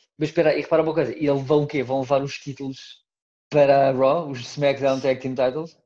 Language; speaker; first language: Portuguese; native; Portuguese